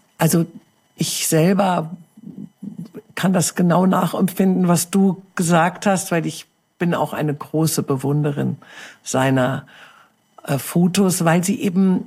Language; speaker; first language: German; native; German